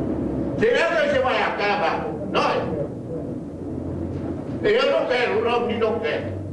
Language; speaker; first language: Portuguese; non-native, local second language; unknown